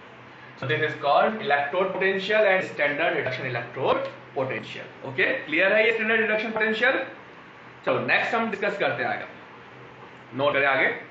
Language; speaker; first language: Hindi; native; Hindi